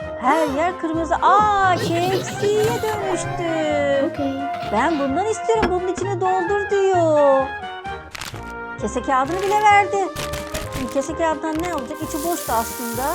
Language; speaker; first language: Turkish; native; Turkish